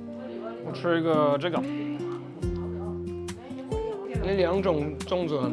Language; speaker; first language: Chinese; non-native, fluent; French